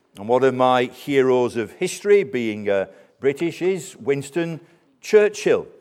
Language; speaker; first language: English; native; English